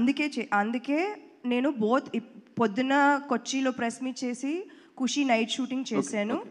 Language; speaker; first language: Telugu; non-native, fluent; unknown